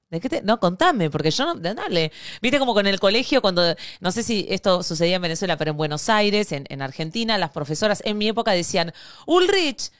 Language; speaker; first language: Spanish; native; Spanish